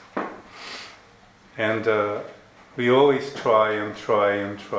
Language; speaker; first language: English; non-native, learner; Portuguese